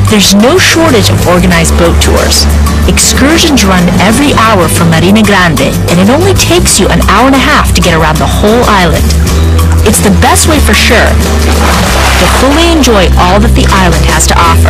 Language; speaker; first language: English; early bilingual, other home language; Italian